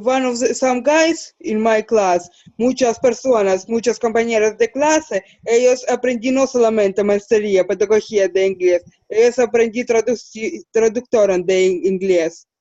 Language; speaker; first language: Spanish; non-native, learner; Russian